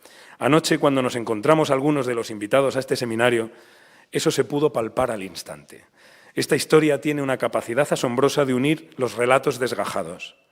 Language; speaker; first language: Spanish; native; Spanish